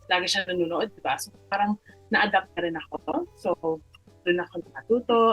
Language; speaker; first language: Filipino; early bilingual, heritage; Filipino